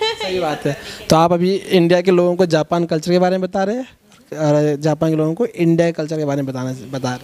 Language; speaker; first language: Hindi; native; Hindi